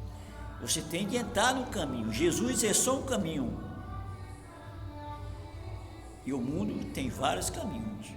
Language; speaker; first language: Portuguese; native; Portuguese